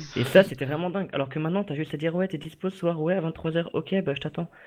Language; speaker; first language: French; native; French